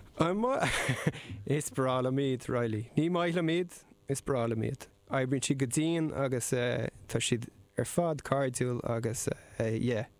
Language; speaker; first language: Irish; non-native, local second language; English